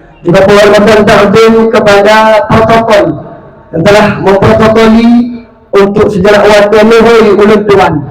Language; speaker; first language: Malay; non-native, local second language; Achinese